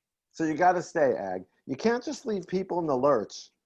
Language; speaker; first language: English; native; English